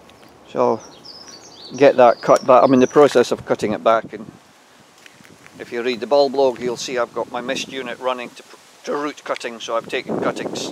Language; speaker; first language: English; native; English